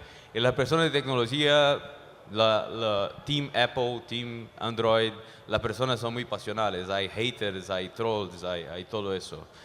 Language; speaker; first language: Spanish; non-native, fluent; Portuguese